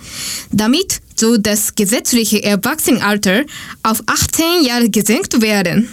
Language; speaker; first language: German; non-native, learner; Japanese